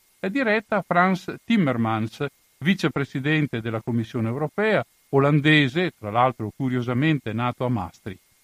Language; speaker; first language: Italian; native; Italian